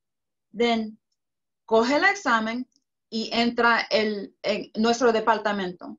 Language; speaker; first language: Spanish; early bilingual, heritage; Spanish